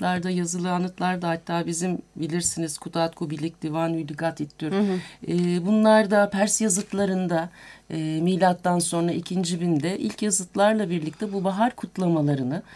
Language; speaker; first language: Turkish; native; Turkish